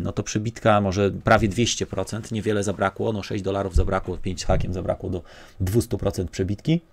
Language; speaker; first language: Polish; native; Polish